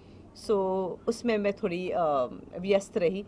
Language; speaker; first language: Hindi; native; Hindi